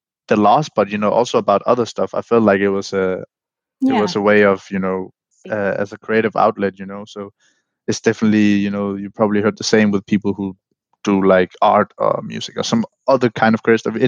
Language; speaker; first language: English; non-native, fluent; Danish